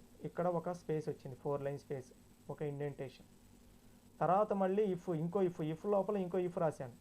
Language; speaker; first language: Telugu; native; Telugu